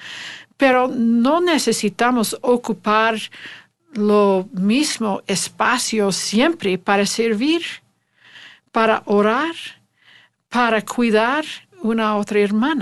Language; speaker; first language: Spanish; non-native, learner; English